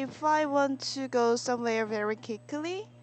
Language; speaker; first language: English; non-native, learner; Korean